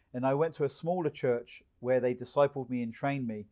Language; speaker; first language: English; native; English